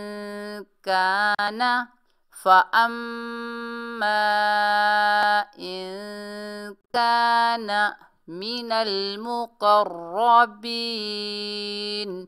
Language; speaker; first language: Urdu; native; Urdu